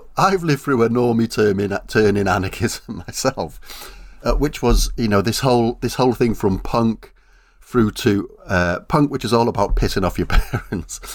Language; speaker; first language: English; native; English